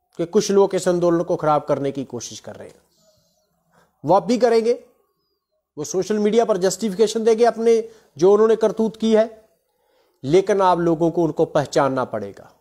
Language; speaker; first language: Hindi; non-native, local second language; Punjabi